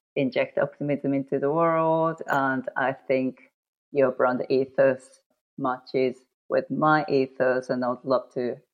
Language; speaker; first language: English; non-native, fluent; Japanese